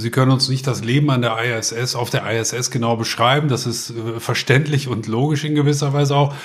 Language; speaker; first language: German; native; German